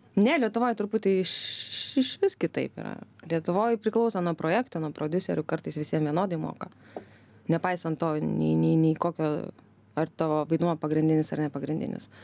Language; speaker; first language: Lithuanian; native; Lithuanian